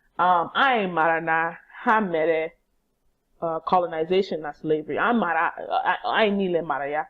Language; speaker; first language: Igbo; non-native, learner; English